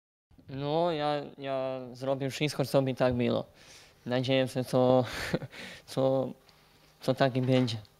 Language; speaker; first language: Polish; non-native, learner; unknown